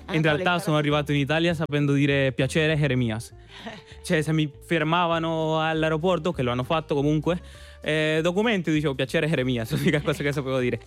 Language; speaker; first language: Italian; non-native, fluent; Spanish